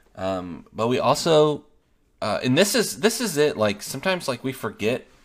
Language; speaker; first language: English; native; English